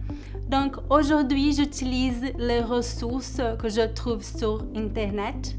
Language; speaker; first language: French; non-native, fluent; Portuguese